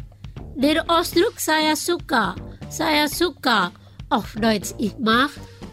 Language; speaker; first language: German; non-native, fluent; Indonesian